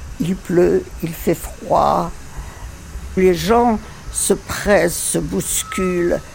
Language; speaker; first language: French; early bilingual, other home language; Yiddish